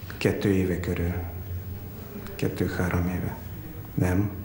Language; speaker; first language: Hungarian; non-native, learner; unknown